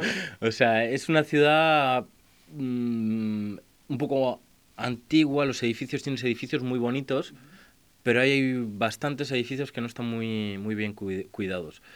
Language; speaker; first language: Spanish; native; Spanish